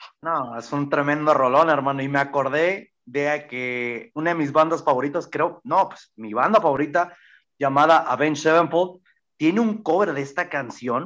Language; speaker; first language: Spanish; native; Spanish